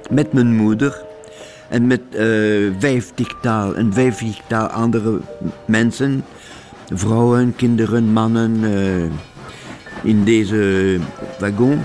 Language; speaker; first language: Dutch; non-native, local second language; French